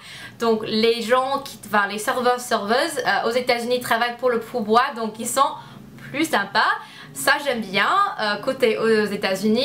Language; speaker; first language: French; non-native, learner; English